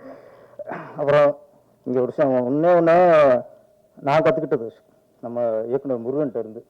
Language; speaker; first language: Tamil; native; Tamil